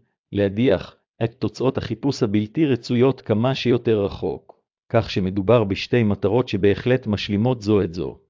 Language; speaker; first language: Hebrew; native; Hebrew